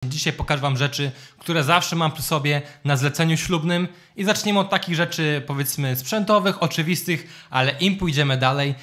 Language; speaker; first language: Polish; native; Polish